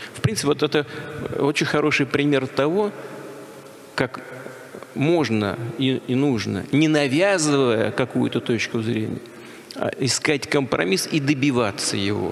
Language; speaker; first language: Russian; native; Russian